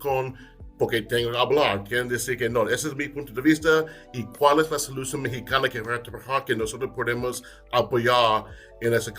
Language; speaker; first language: Spanish; non-native, fluent; English